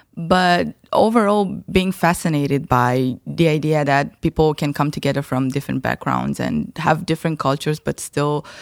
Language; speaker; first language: English; non-native, fluent; Romanian